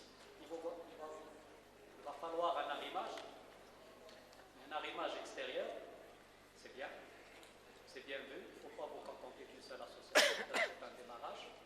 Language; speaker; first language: French; non-native, local second language; Arabic